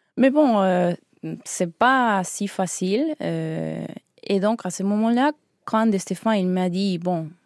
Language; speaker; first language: French; non-native, learner; Spanish